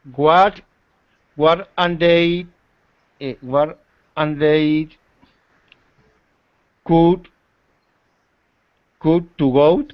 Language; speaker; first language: English; non-native, learner; Spanish